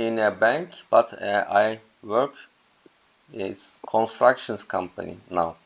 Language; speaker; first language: English; non-native, learner; Turkish